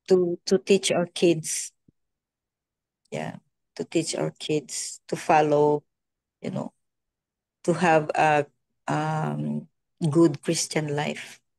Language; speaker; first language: English; non-native, local second language; Filipino